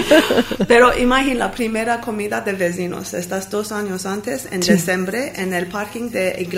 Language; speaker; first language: Spanish; non-native, learner; Armenian